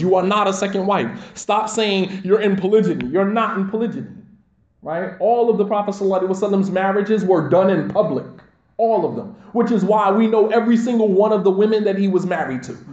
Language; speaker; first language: English; native; English